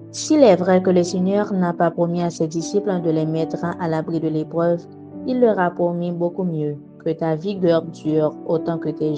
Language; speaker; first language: French; non-native, local second language; Haitian Creole